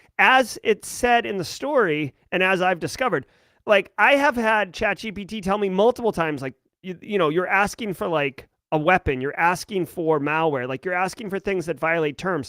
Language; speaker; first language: English; native; English